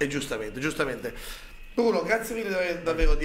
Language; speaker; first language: Italian; native; Italian